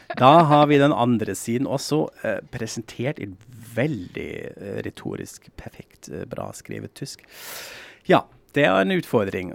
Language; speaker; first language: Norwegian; non-native, fluent; German